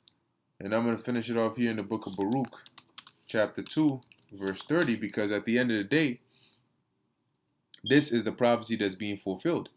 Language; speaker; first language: English; native; English